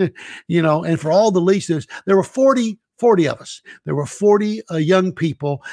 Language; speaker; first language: English; native; English